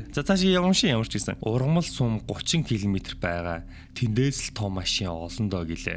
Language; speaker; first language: Mongolian; native; Mongolian